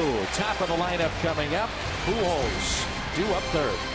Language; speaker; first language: English; native; English